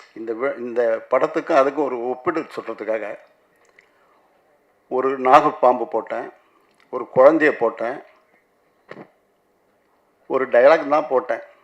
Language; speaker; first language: Tamil; native; Tamil